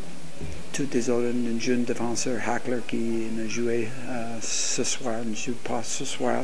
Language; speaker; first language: French; non-native, learner; English